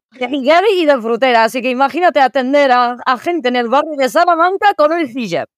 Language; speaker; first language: Spanish; early bilingual, other home language; Arabic